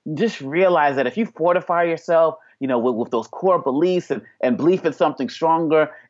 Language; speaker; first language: English; native; English